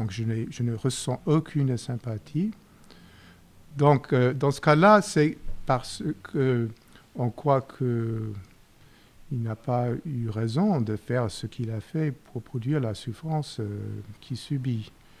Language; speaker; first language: French; non-native, fluent; English